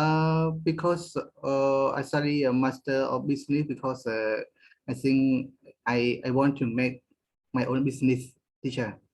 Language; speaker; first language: English; non-native, learner; Khmer